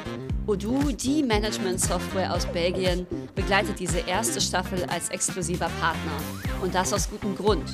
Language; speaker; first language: German; native; German